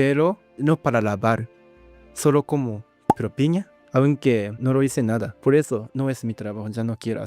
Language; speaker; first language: Spanish; non-native, learner; Japanese